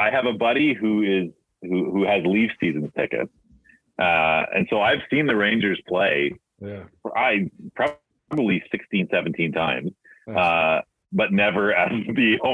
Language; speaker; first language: English; native; English